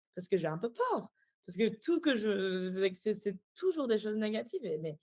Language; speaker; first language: French; non-native, fluent; Persian